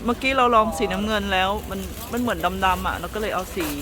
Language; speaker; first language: Thai; native; Thai